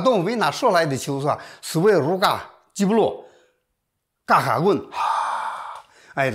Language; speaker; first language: Russian; non-native, learner; Chinese